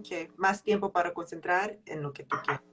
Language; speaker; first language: Spanish; early bilingual, heritage; English